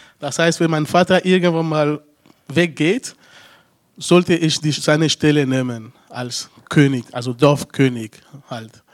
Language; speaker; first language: German; non-native, fluent; Ewe